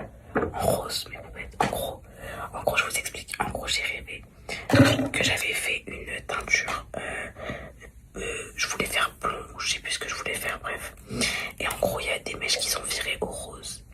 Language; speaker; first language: French; native; French